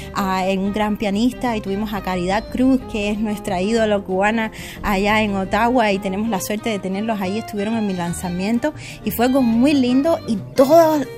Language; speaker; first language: Spanish; native; Spanish